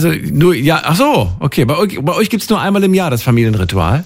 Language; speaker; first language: German; native; German